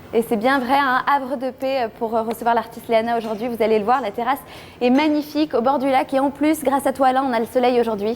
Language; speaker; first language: French; native; French